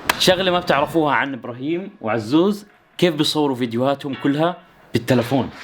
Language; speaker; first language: Arabic; native; Arabic